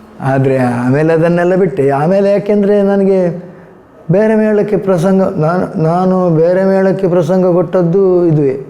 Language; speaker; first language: Kannada; non-native, local second language; Tulu